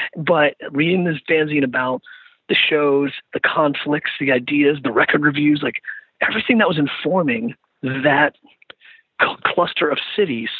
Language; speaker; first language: English; native; English